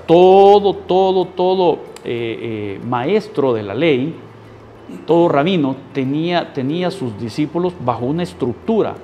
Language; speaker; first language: Spanish; native; Spanish